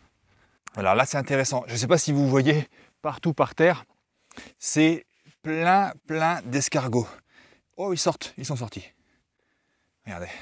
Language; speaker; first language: French; native; French